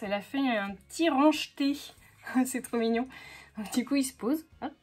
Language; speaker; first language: French; native; French